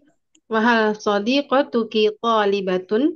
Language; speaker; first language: Arabic; non-native, learner; Indonesian